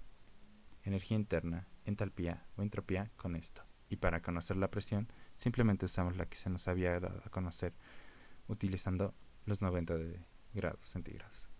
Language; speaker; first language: Spanish; native; Spanish